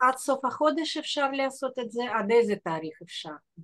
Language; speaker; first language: Hebrew; non-native, fluent; Russian